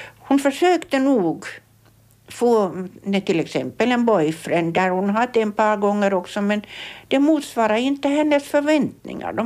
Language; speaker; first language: Swedish; native; Swedish